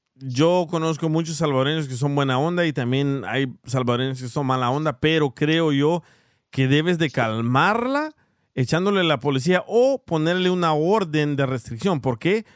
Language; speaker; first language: Spanish; early bilingual, heritage; Spanish